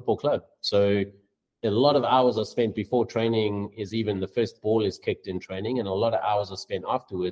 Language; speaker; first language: English; native; English